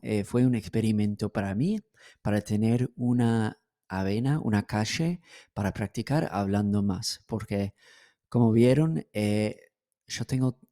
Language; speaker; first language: Spanish; non-native, fluent; English